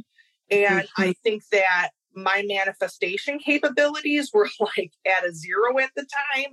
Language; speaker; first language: English; native; English